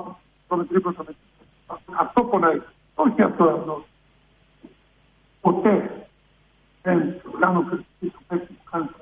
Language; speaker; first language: Greek; non-native, fluent; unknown